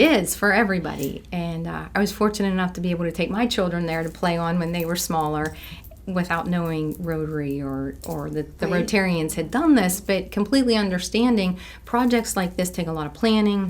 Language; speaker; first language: English; native; English